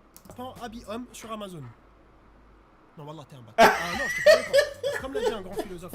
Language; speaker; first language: French; native; French